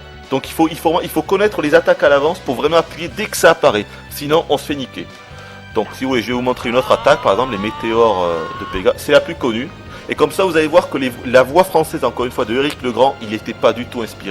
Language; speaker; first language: French; native; French